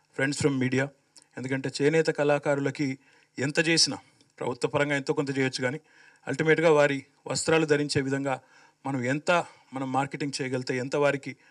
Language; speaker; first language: Telugu; native; Telugu